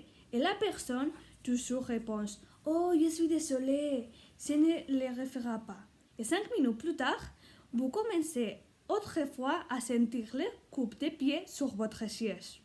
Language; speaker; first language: French; non-native, learner; Spanish